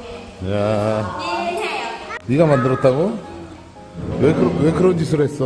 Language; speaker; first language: Korean; native; Korean